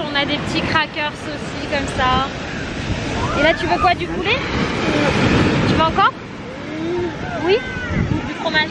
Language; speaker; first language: French; native; French